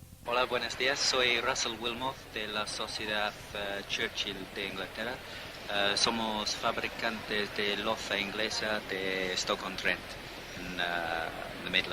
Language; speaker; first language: Spanish; non-native, fluent; English